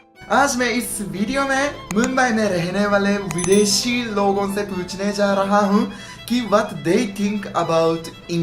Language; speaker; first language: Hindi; non-native, learner; Japanese